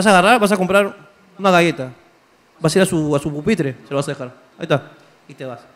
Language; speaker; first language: Spanish; native; Spanish